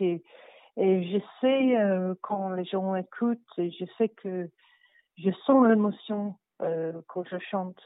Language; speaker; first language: French; non-native, learner; English